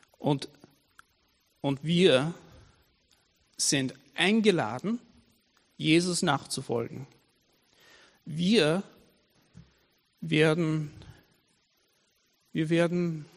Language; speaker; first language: German; non-native, fluent; English